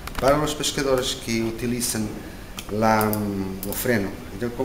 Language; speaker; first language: Spanish; non-native, learner; Portuguese